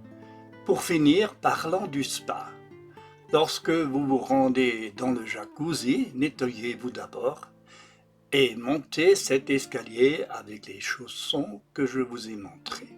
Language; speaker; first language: French; non-native, local second language; German